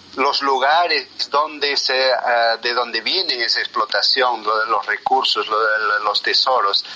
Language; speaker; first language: Spanish; non-native, local second language; Quechua